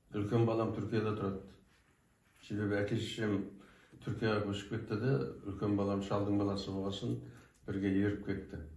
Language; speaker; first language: Kazakh; non-native, local second language; Turkish